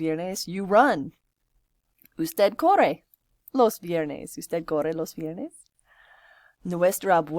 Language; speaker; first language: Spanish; non-native, fluent; English